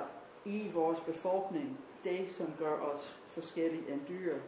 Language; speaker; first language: Danish; non-native, fluent; English